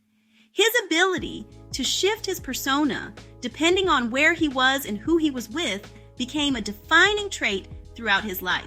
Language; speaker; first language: English; native; English